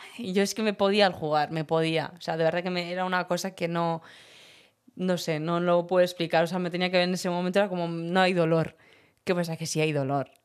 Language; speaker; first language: Spanish; early bilingual, other home language; Berber languages